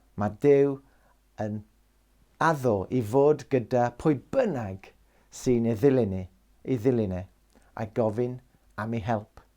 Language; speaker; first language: Welsh; non-native, local second language; English